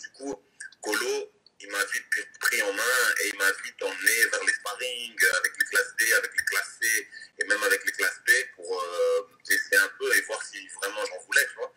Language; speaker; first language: French; native; French